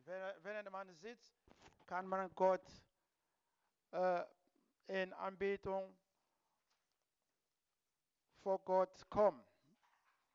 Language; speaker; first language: German; non-native, learner; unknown